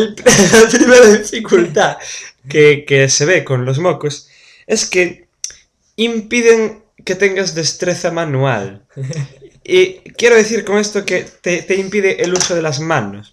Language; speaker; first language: Spanish; native; Spanish